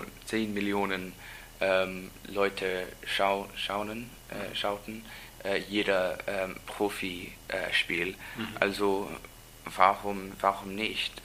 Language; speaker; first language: German; non-native, learner; English